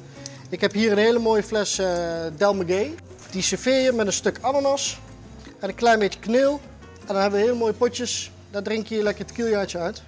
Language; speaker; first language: Dutch; native; Dutch